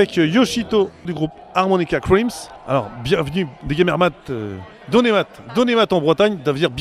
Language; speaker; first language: French; native; French